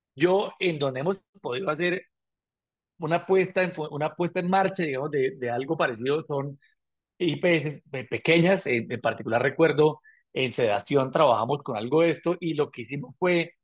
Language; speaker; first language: Spanish; native; Spanish